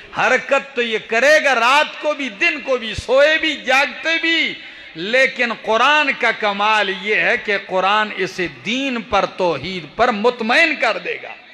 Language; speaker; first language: Urdu; non-native, local second language; Punjabi